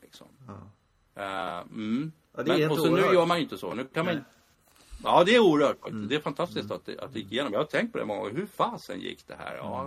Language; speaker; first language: Swedish; native; Swedish